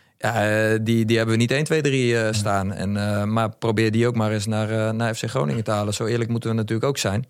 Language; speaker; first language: Dutch; native; Dutch